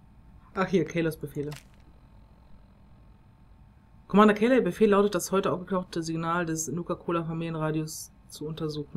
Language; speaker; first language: German; native; German